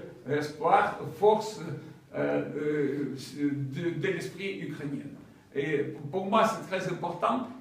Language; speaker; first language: French; non-native, fluent; Ukrainian